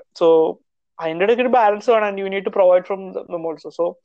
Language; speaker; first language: English; non-native, local second language; Malayalam